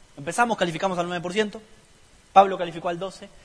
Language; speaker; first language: Spanish; native; Spanish